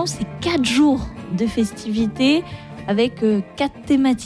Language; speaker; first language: French; native; French